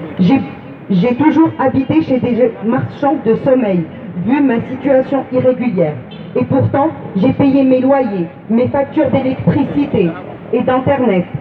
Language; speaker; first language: French; non-native, local second language; Arabic